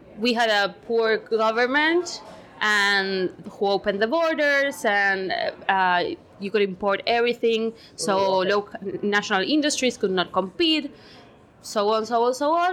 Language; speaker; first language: English; non-native, fluent; Spanish